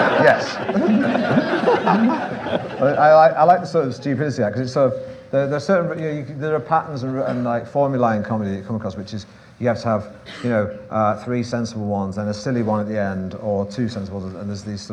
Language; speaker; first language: English; native; English